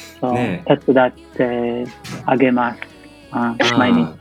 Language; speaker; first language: Japanese; non-native, learner; English